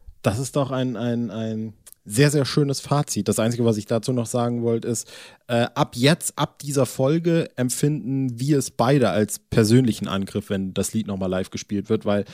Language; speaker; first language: German; native; German